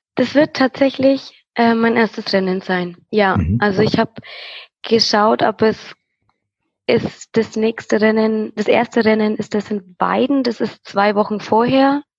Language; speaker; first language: German; native; German